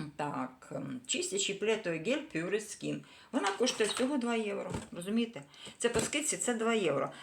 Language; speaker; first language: Ukrainian; non-native, local second language; Russian